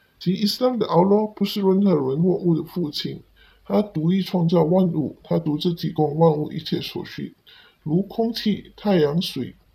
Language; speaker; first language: Chinese; non-native, local second language; Cantonese